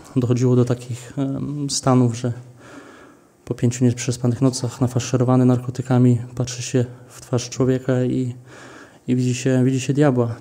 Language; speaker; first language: Polish; early bilingual, heritage; Polish